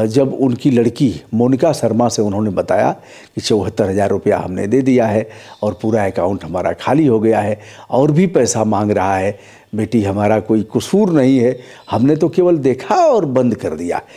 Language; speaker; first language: Hindi; native; Hindi